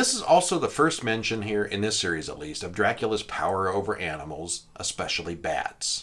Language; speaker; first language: English; native; English